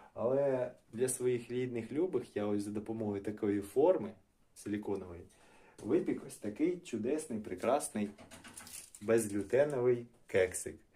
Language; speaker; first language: Ukrainian; non-native, local second language; Russian